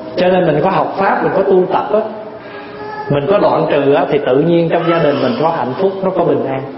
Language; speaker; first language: Vietnamese; early bilingual, heritage; Vietnamese